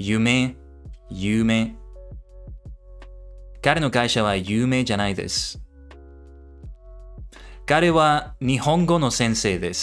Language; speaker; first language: Japanese; non-native, learner; English